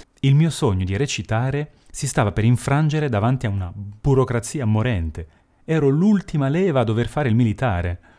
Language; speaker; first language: Italian; early bilingual, heritage; Italian